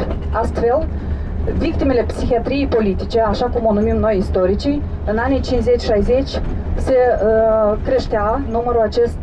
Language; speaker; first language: Romanian; native; Romanian